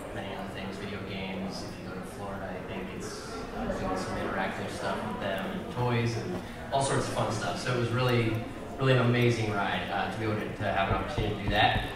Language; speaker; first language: English; native; English